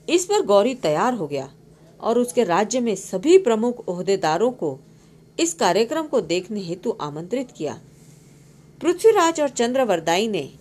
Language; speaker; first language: Hindi; non-native, local second language; Marathi